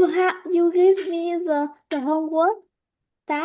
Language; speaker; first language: English; non-native, learner; Vietnamese